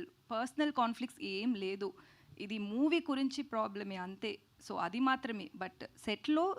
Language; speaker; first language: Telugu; non-native, learner; Tamil